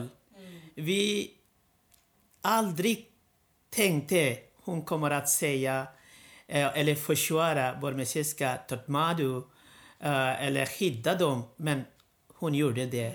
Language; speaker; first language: Swedish; non-native, learner; Rohingya